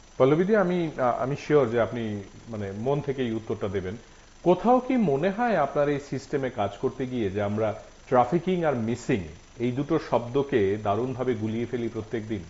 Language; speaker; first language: Bangla; native; Bangla